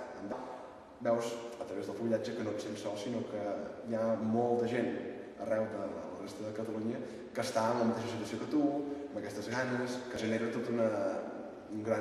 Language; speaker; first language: Catalan; native; Catalan